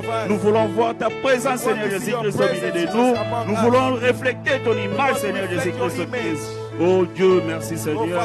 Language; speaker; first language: French; non-native, local second language; Lingala